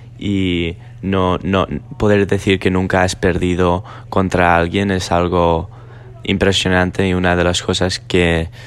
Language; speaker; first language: Spanish; non-native, learner; English